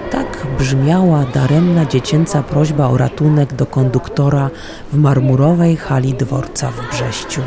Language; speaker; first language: Polish; native; Polish